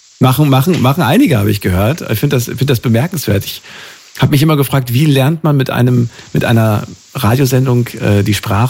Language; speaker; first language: German; native; German